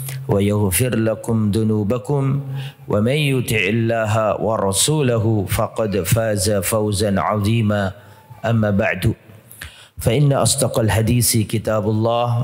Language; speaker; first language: Arabic; non-native, fluent; Indonesian